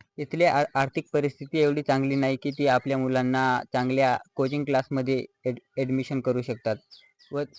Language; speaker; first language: Marathi; non-native, local second language; Bhili